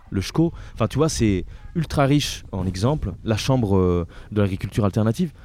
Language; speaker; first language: French; non-native, fluent; Italian